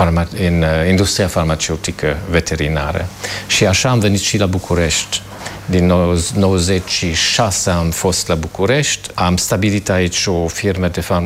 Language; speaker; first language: Romanian; non-native, fluent; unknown